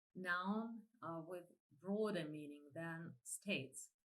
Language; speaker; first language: English; non-native, fluent; Ukrainian